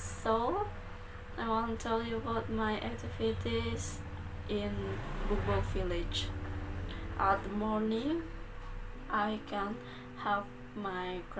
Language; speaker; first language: English; non-native, learner; Balinese